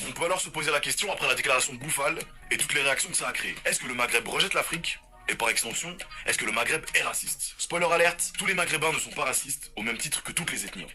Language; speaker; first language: French; native; French